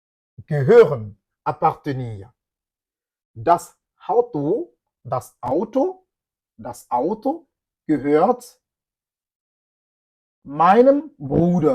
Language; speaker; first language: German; non-native, fluent; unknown